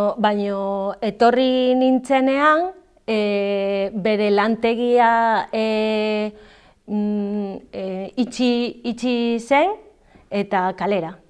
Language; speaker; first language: Basque; non-native, learner; Galician